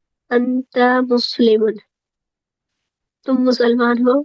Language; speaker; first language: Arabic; non-native, learner; Urdu